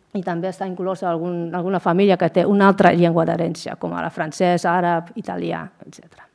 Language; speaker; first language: Catalan; non-native, fluent; Japanese